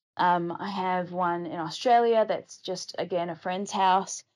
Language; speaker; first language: English; native; English